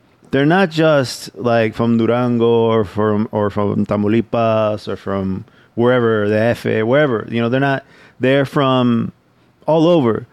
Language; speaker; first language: English; early bilingual, other home language; Spanish